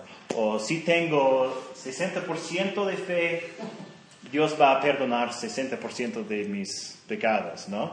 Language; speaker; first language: Spanish; non-native, fluent; English